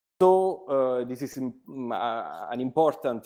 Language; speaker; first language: English; non-native, learner; Italian